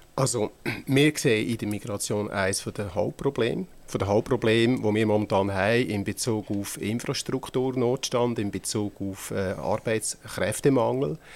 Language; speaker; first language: German; native; German